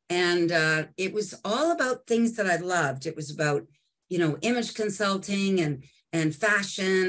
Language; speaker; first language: English; native; English